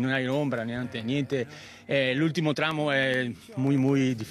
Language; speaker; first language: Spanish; non-native, learner; Italian